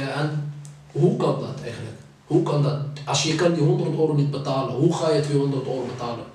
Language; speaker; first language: Dutch; non-native, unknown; Arabic